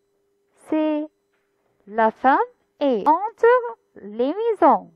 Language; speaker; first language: French; non-native, fluent; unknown